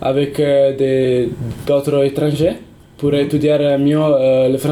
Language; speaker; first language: French; non-native, learner; Italian